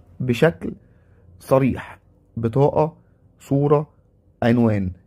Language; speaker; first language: Arabic; native; Arabic